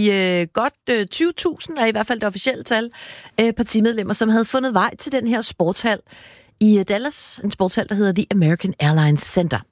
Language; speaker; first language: Danish; native; Danish